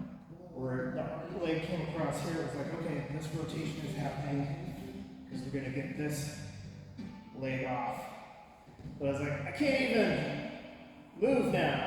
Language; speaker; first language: English; native; English